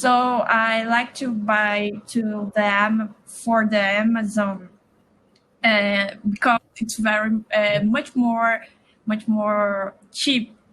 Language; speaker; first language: English; non-native, learner; Portuguese